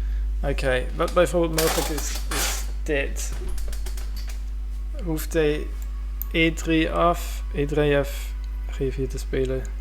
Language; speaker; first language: Dutch; non-native, fluent; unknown